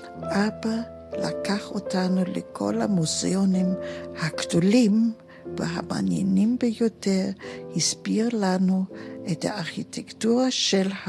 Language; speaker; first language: Hebrew; non-native, fluent; German